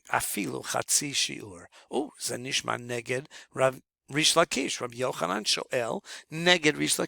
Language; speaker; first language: Hebrew; non-native, fluent; English